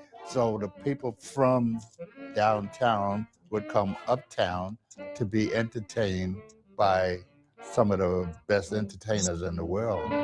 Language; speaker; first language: English; native; English